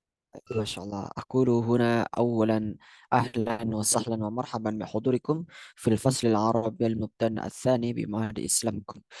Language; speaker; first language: Arabic; non-native, fluent; Indonesian